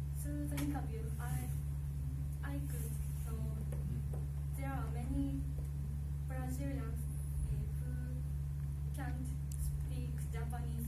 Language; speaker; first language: English; non-native, learner; Japanese